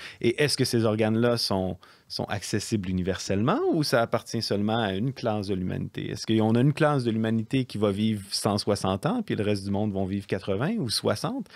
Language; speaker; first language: French; native; French